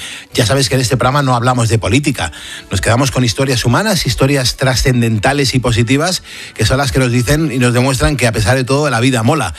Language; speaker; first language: Spanish; native; Spanish